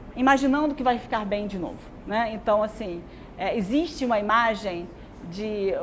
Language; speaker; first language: Portuguese; non-native, fluent; Arabic